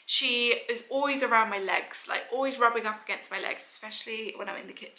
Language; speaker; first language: English; native; English